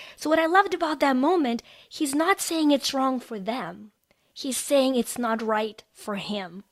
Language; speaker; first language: English; non-native, fluent; Ukrainian